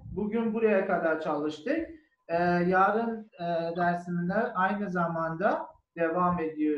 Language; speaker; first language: Turkish; non-native, learner; German